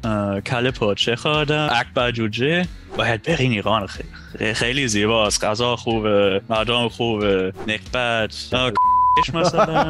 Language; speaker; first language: Persian; non-native, fluent; German